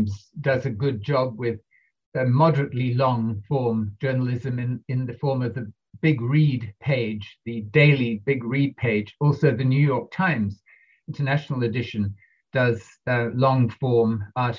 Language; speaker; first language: English; native; English